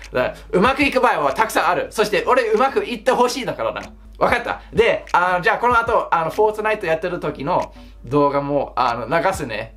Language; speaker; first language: Japanese; non-native, fluent; English